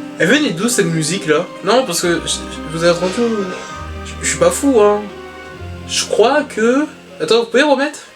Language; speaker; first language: French; native; French